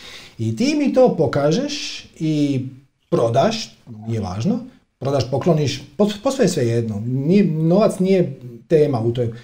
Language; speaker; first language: Croatian; native; Croatian